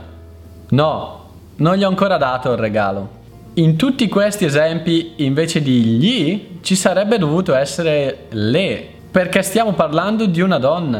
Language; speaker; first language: Italian; native; Italian